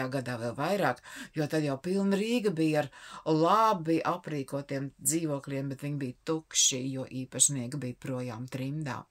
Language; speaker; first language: Latvian; native; Latvian